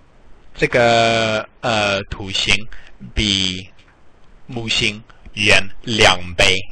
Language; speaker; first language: Chinese; non-native, fluent; English